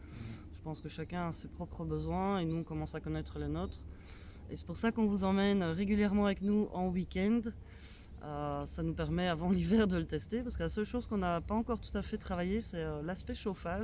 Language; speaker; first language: French; native; French